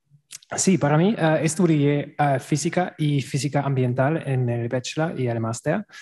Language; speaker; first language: Spanish; non-native, learner; German